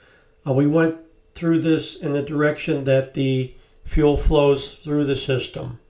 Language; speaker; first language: English; native; English